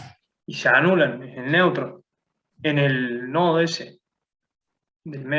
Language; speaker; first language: Spanish; native; Spanish